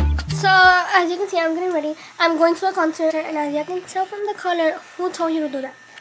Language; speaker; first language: English; early bilingual, other home language; Spanish